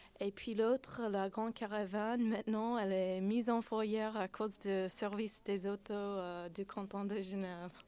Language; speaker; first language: French; non-native, fluent; English